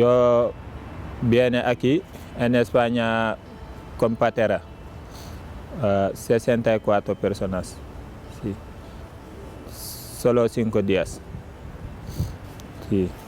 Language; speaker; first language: Spanish; non-native, learner; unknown